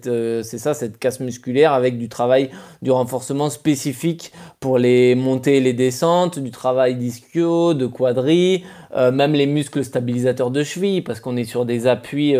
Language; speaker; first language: French; native; French